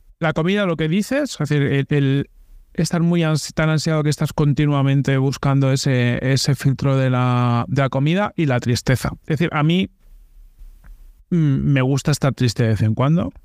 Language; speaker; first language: Spanish; native; Spanish